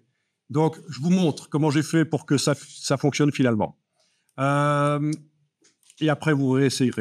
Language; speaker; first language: French; native; French